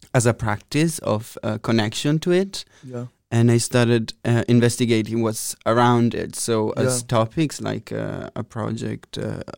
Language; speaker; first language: English; non-native, fluent; Italian